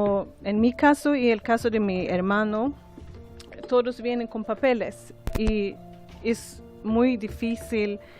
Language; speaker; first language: Spanish; non-native, learner; Swedish